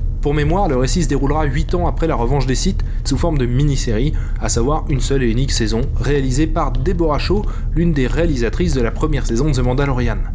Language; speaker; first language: French; native; French